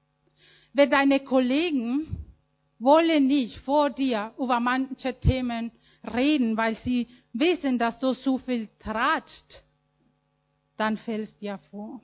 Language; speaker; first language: German; non-native, fluent; Spanish